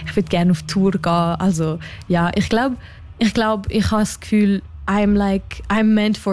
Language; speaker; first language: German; non-native, local second language; French